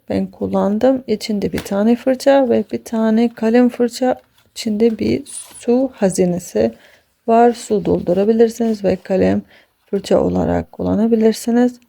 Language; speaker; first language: Turkish; non-native, fluent; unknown